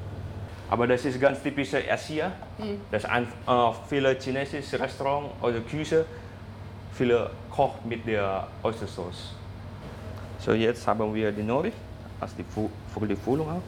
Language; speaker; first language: German; non-native, learner; Indonesian